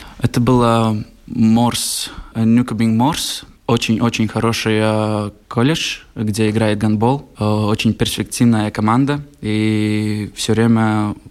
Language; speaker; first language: Russian; non-native, local second language; Latvian